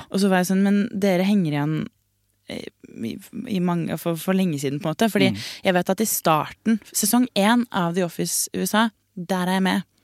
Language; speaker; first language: Norwegian; native; Norwegian